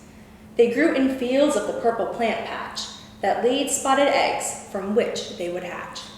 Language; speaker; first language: English; native; English